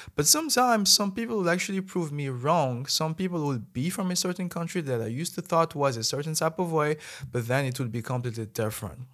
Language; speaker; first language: English; non-native, fluent; Malagasy